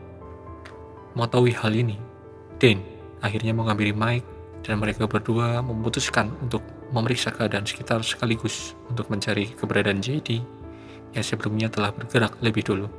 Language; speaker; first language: Indonesian; native; Indonesian